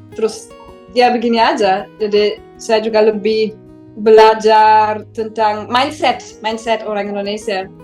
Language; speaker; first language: Indonesian; non-native, fluent; German